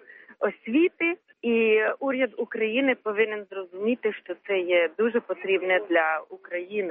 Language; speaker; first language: Ukrainian; early bilingual, heritage; Ukrainian